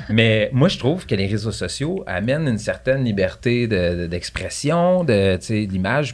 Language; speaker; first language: French; native; French